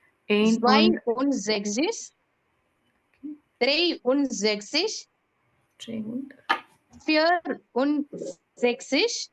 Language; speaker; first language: German; non-native, fluent; Tamil